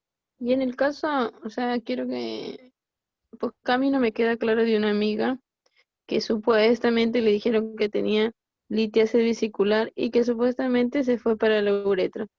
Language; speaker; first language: Spanish; native; Spanish